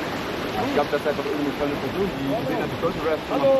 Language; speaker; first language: German; native; German